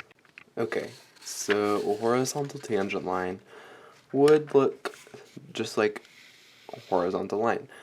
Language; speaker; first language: English; native; English